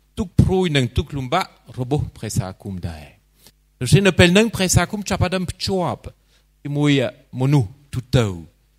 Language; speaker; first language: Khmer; non-native, fluent; French